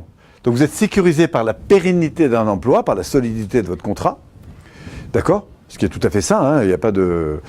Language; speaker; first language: French; native; French